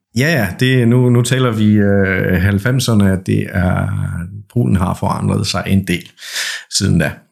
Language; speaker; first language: Danish; non-native, fluent; Polish